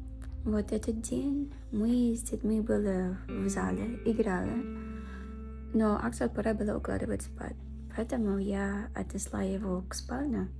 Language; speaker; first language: Russian; non-native, fluent; Filipino